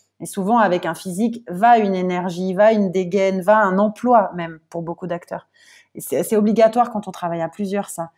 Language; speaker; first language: French; native; French